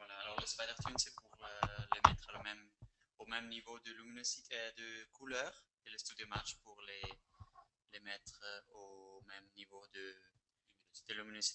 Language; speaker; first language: French; non-native, fluent; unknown